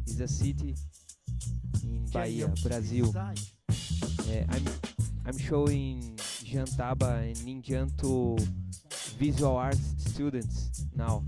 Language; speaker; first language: English; non-native, learner; Portuguese